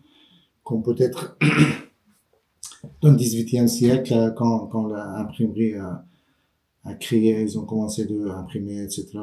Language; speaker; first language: French; non-native, fluent; Persian